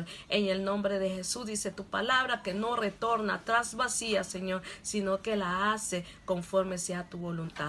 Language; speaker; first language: Spanish; non-native, local second language; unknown